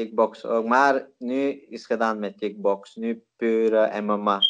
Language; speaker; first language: Dutch; non-native, learner; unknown